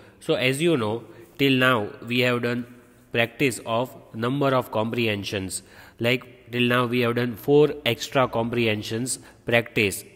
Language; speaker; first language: English; non-native, local second language; Gujarati